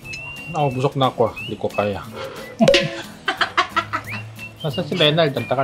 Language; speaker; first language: Filipino; non-native, learner; Korean